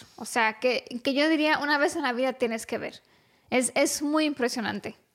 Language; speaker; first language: Spanish; non-native, fluent; Romanian